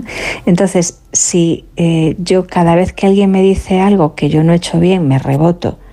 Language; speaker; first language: Spanish; native; Spanish